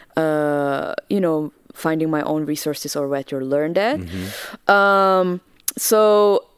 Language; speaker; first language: English; non-native, fluent; Czech